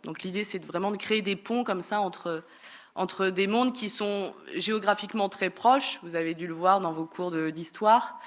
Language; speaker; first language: French; native; French